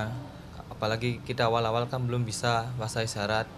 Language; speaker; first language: Indonesian; native; Indonesian